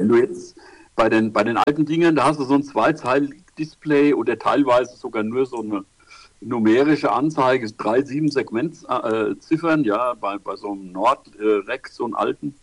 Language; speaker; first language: German; native; German